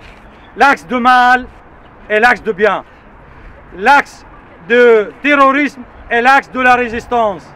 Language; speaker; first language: French; non-native, fluent; Arabic